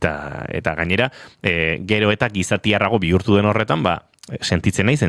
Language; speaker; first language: Basque; native; Basque